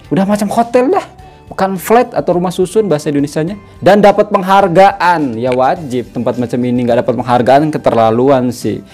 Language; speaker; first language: Malay; native; Malay